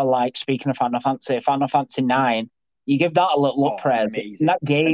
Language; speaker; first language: English; native; English